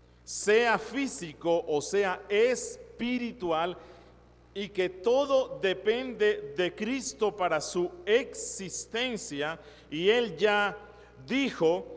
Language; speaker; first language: Spanish; native; Spanish